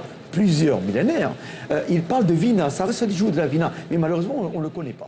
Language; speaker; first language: French; non-native, local second language; Tamil